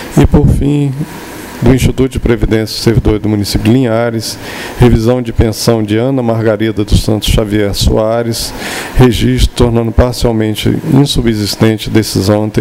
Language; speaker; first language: Portuguese; native; Portuguese